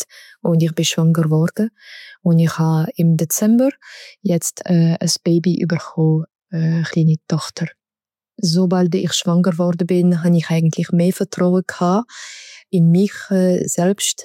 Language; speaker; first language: German; non-native, local second language; French